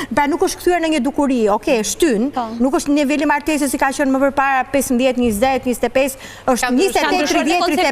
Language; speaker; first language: Albanian; native; Albanian